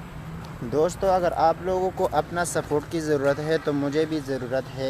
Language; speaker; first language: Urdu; non-native, local second language; Pashto